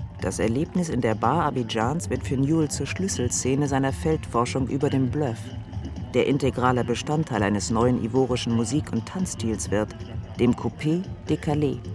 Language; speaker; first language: German; native; German